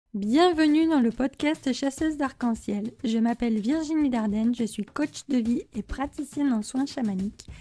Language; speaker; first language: French; native; French